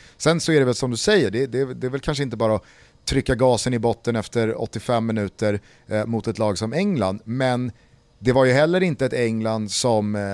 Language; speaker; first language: Swedish; native; Swedish